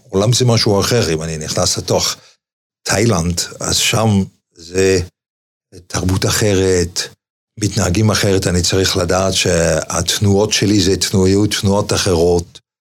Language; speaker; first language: Hebrew; non-native, fluent; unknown